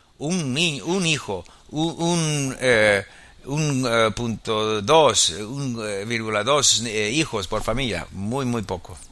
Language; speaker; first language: Spanish; non-native, fluent; English